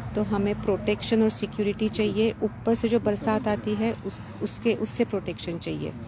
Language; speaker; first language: Hindi; non-native, local second language; Marathi